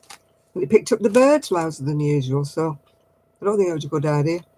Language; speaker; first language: English; native; English